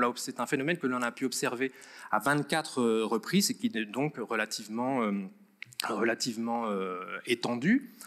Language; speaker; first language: French; native; French